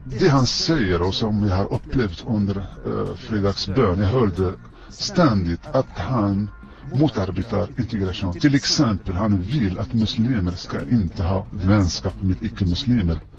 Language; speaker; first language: Swedish; non-native, fluent; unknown